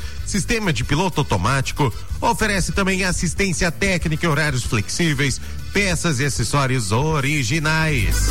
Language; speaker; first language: Portuguese; native; Portuguese